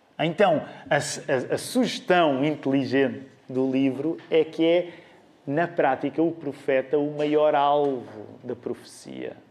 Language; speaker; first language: Portuguese; native; Portuguese